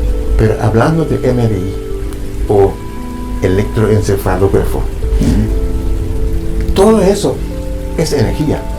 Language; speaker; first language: Spanish; non-native, fluent; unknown